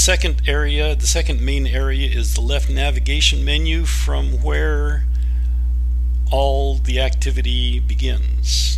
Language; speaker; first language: English; native; English